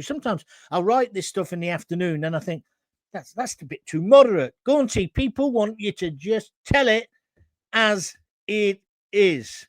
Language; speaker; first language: English; native; English